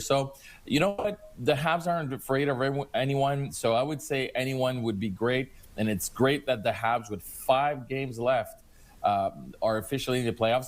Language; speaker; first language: English; non-native, local second language; French